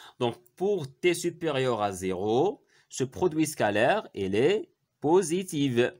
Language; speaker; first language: French; non-native, local second language; Arabic